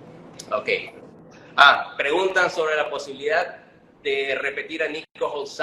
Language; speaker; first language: Spanish; native; Spanish